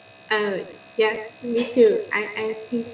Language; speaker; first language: English; non-native, learner; Vietnamese